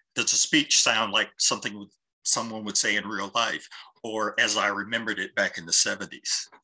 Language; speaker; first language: English; native; English